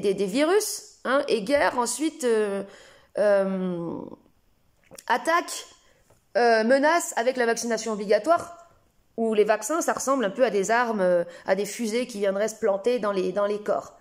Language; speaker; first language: French; native; French